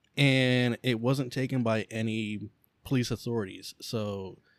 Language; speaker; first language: English; native; English